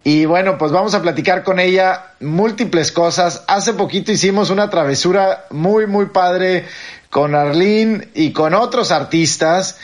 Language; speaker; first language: Spanish; native; Spanish